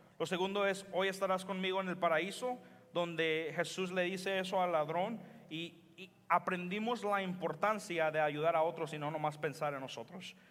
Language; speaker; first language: Spanish; early bilingual, heritage; Spanish